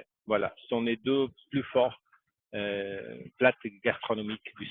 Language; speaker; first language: French; non-native, fluent; Portuguese